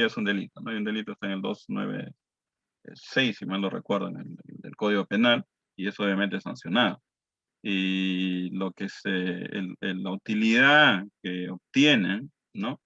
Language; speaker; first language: Spanish; native; Spanish